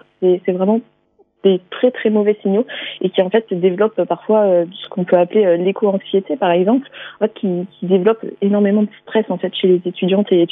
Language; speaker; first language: French; native; French